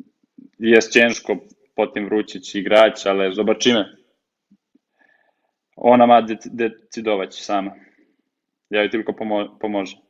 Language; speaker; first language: Polish; non-native, fluent; Serbian